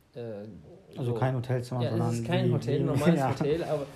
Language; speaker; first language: German; non-native, fluent; Arabic